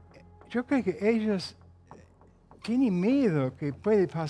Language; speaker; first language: Spanish; non-native, fluent; English